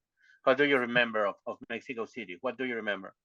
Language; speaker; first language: English; non-native, learner; Spanish